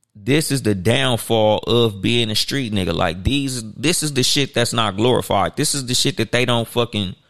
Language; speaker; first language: English; native; English